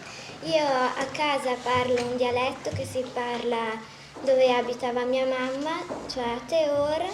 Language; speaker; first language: Italian; non-native, local second language; Friulian